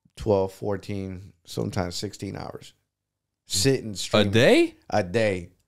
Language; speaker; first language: English; non-native, fluent; Spanish